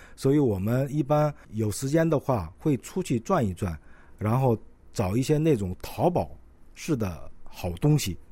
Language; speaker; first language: Chinese; non-native, local second language; Korean